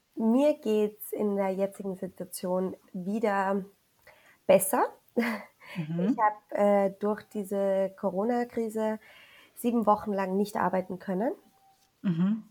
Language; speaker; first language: German; early bilingual, other home language; Spanish